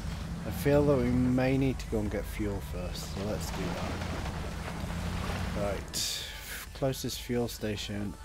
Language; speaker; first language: English; native; English